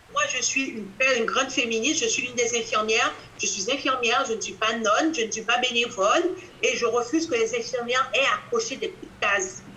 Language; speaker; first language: French; native; French